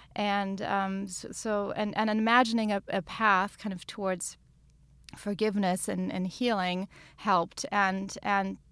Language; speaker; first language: English; non-native, fluent; German